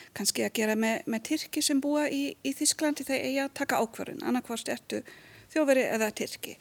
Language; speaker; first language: Icelandic; non-native, fluent; German